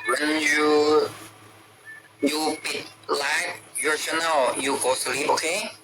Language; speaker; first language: English; non-native, learner; Thai